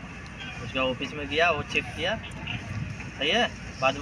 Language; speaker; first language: Hindi; non-native, local second language; Bangla